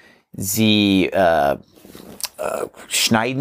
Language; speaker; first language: German; non-native, learner; English